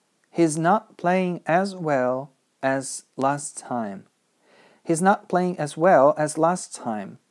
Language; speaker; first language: English; non-native, fluent; Polish